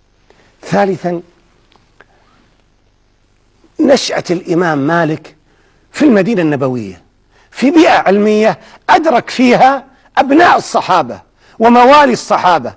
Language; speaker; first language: Arabic; native; Arabic